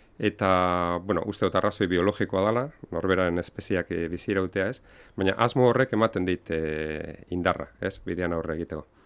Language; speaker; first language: Basque; non-native, local second language; Spanish